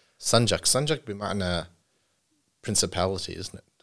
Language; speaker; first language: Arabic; non-native, learner; English